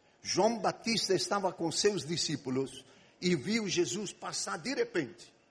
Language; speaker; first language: Portuguese; non-native, fluent; Greek